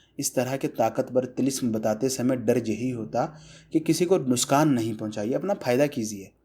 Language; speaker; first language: Hindi; non-native, fluent; Bangla